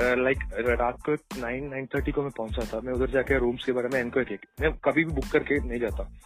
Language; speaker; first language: Hindi; non-native, local second language; Malayalam